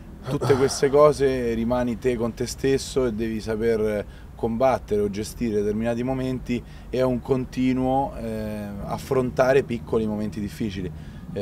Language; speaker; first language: Italian; native; Italian